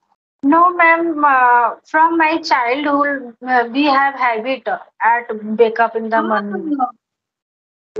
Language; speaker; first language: English; non-native, learner; Hindi